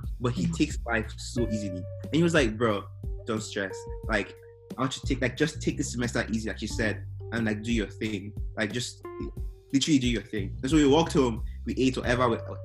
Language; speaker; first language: English; non-native, local second language; Igbo